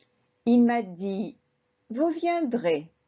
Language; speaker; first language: French; non-native, fluent; Spanish